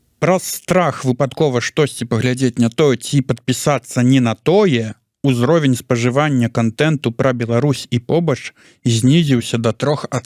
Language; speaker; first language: Belarusian; native; Belarusian